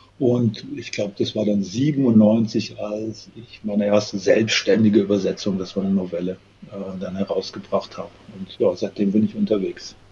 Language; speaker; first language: German; native; German